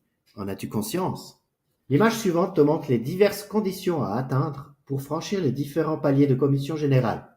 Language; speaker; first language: French; native; French